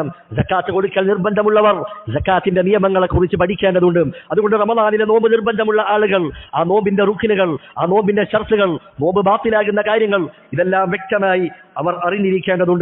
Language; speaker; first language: Malayalam; native; Malayalam